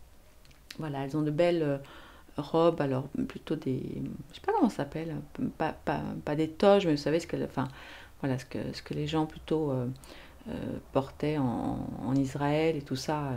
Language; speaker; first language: French; native; French